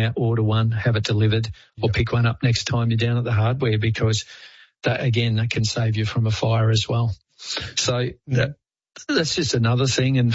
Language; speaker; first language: English; native; English